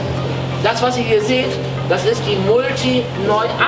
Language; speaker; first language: German; native; German